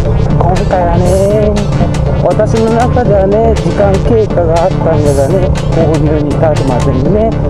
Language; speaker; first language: Japanese; native; Japanese